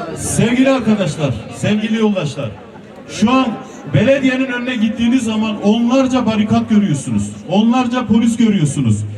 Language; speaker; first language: Turkish; non-native, local second language; Kurdish